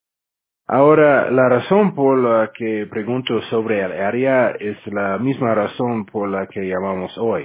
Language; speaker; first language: Spanish; non-native, learner; English